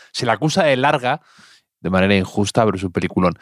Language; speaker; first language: Spanish; native; Spanish